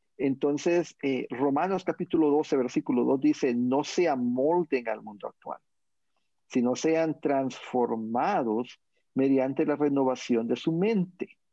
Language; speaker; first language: Spanish; native; Spanish